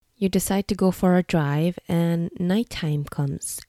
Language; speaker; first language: English; non-native, fluent; Norwegian